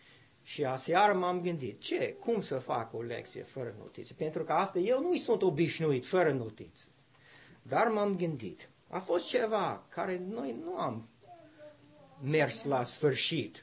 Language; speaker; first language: Romanian; non-native, learner; English